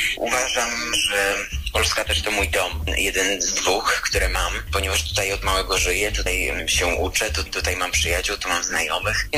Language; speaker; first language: Polish; early bilingual, other home language; Armenian